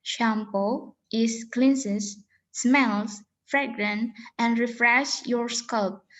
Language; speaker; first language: English; non-native, learner; Indonesian